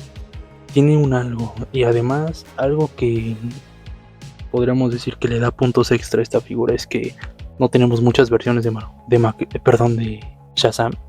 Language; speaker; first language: Spanish; native; Spanish